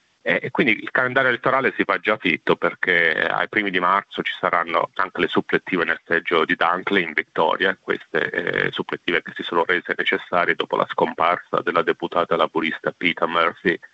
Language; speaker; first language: Italian; native; Italian